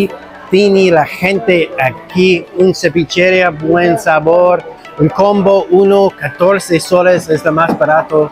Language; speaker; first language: Spanish; non-native, learner; English